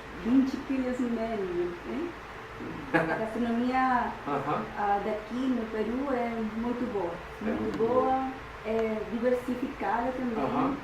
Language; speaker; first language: Portuguese; non-native, fluent; Spanish